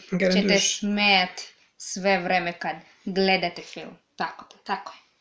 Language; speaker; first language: Serbian; non-native, learner; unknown